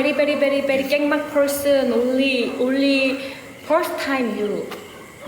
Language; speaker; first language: English; non-native, learner; Korean